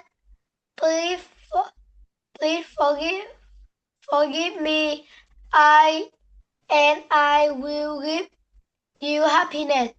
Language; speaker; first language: English; non-native, learner; Vietnamese